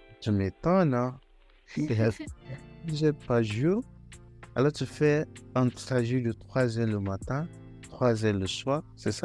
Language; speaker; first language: French; non-native, fluent; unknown